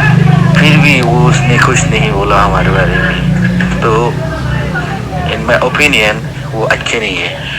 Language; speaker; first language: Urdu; non-native, fluent; Rohingya